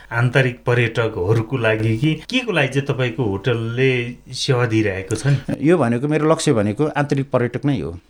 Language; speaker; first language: Nepali; non-native, local second language; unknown